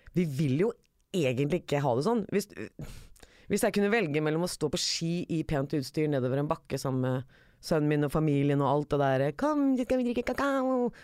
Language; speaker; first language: Norwegian; early bilingual, other home language; Persian